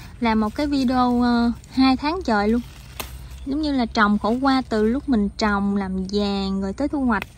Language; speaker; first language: Vietnamese; native; Vietnamese